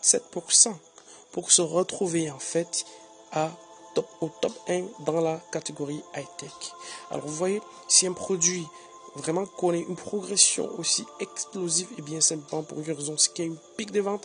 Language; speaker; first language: French; native; French